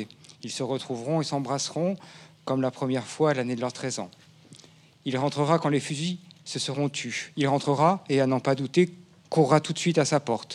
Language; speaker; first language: French; native; French